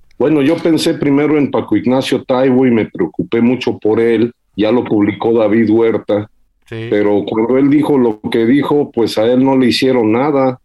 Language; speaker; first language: Spanish; early bilingual, heritage; Spanish